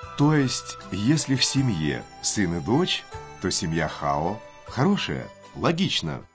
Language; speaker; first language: Russian; native; Russian